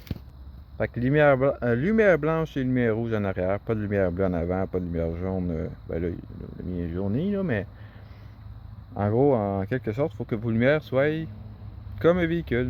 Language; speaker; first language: French; native; French